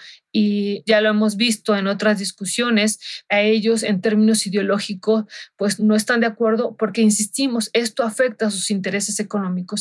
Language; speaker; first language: Spanish; native; Spanish